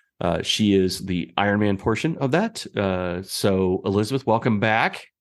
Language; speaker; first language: English; native; English